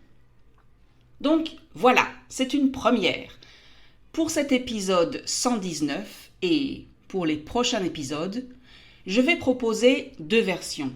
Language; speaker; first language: French; native; French